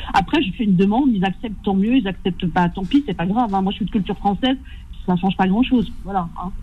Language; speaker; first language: French; early bilingual, other home language; Arabic